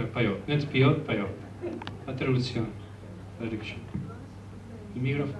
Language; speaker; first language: Russian; non-native, learner; Czech